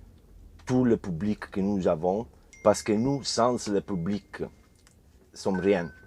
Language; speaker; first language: French; non-native, learner; Italian